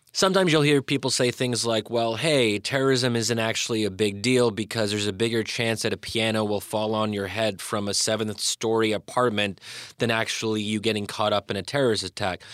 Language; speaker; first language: English; native; English